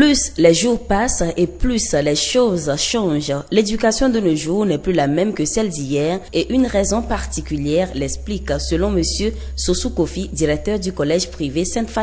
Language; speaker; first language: French; non-native, local second language; Ewe